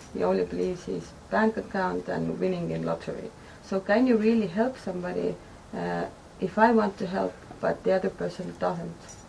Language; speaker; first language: English; non-native, fluent; Estonian